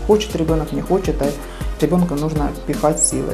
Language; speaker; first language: Russian; native; Russian